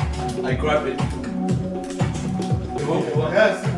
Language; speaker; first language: English; non-native, learner; French